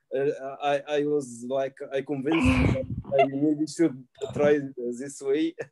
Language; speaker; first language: English; non-native, learner; Arabic